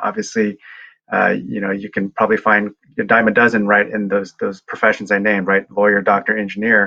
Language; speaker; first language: English; early bilingual, other home language; Chinese